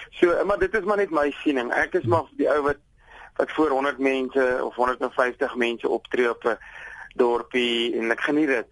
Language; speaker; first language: Afrikaans; native; Afrikaans